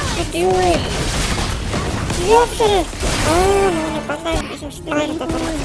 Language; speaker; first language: Mongolian; native; Mongolian